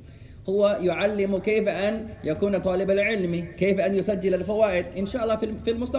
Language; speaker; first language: Arabic; non-native, fluent; English